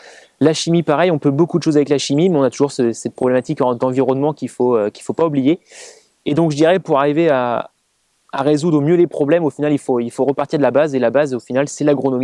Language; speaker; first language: French; native; French